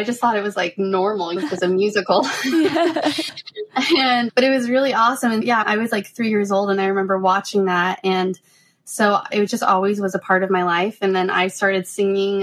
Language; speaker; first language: English; native; English